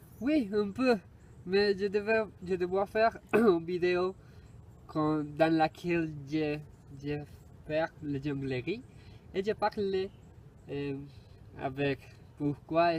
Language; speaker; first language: French; non-native, learner; Spanish